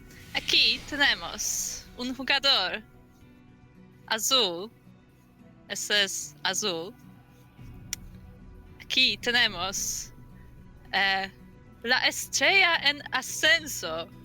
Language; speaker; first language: Spanish; non-native, learner; English